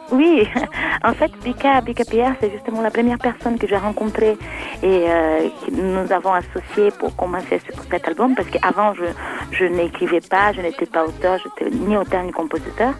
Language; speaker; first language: French; non-native, fluent; Portuguese